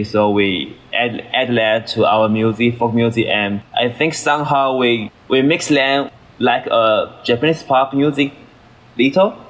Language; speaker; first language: English; non-native, learner; Chinese